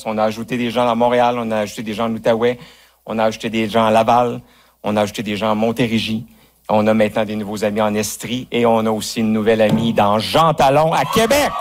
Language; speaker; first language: French; native; French